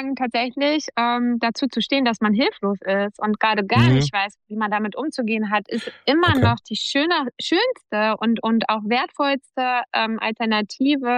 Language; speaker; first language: German; native; German